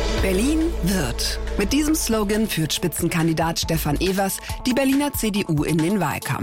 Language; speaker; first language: German; native; German